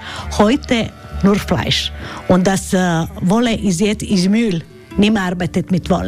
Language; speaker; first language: German; non-native, learner; Croatian